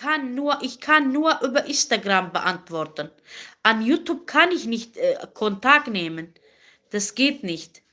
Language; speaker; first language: German; non-native, learner; Kurdish